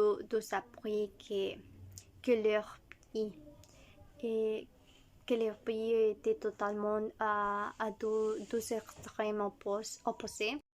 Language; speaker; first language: French; non-native, learner; Spanish